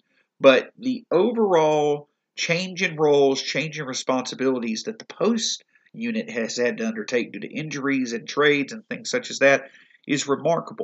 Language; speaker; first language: English; native; English